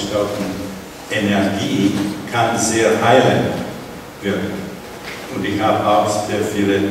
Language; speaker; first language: German; non-native, fluent; Czech